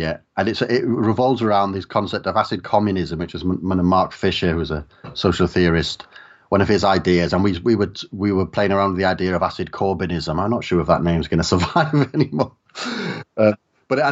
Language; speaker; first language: English; native; English